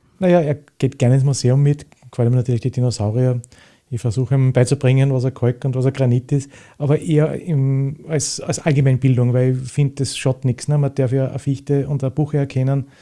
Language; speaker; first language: German; native; German